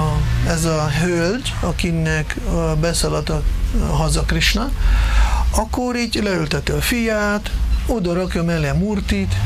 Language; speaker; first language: Hungarian; non-native, fluent; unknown